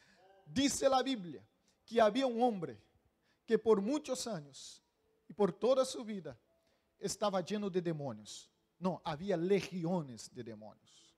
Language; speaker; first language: Spanish; non-native, fluent; Portuguese